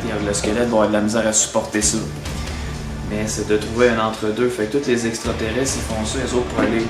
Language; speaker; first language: French; native; French